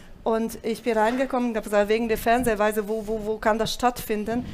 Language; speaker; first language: German; non-native, fluent; Italian